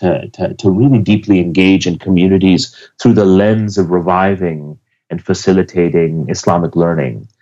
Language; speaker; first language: English; native; English